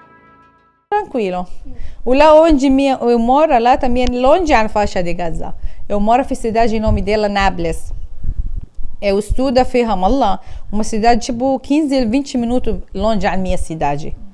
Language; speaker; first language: Portuguese; non-native, learner; Arabic